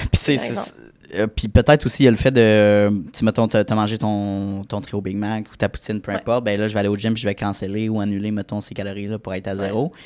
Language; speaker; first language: French; native; French